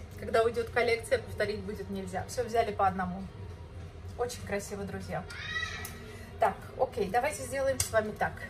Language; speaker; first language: Russian; native; Russian